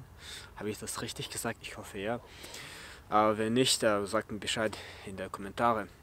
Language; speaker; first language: German; early bilingual, other home language; Chechen